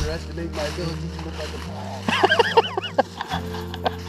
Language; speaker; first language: English; native; English